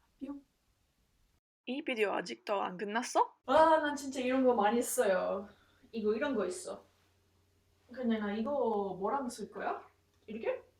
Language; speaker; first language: Korean; non-native, learner; English